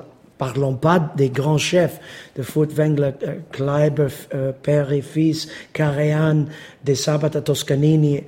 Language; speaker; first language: French; non-native, fluent; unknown